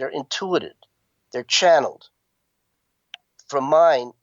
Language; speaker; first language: English; native; English